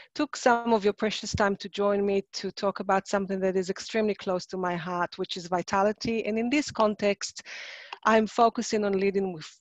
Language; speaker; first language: English; non-native, fluent; Hebrew